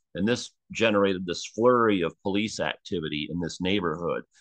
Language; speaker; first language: English; native; English